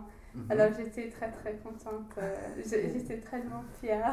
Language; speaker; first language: French; non-native, learner; English